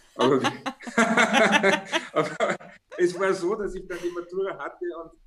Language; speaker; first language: German; native; German